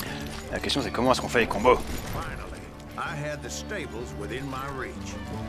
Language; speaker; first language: French; native; French